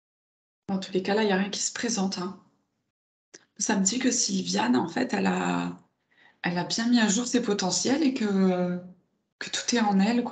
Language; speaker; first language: French; native; French